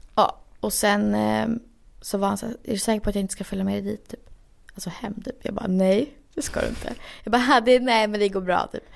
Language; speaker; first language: Swedish; native; Swedish